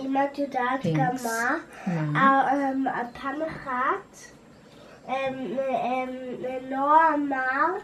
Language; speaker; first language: Hebrew; early bilingual, heritage; Hebrew